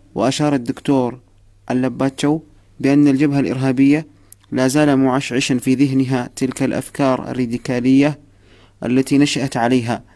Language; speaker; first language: Arabic; non-native, fluent; Amharic